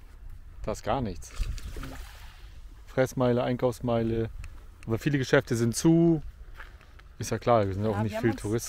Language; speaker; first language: German; native; German